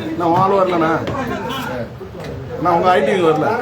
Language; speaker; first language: Tamil; native; Tamil